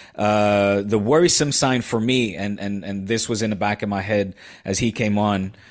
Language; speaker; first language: English; non-native, fluent; Dutch